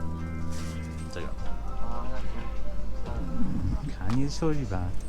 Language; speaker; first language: Chinese; non-native, learner; English